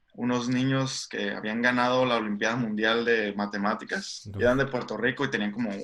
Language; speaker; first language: Spanish; native; Spanish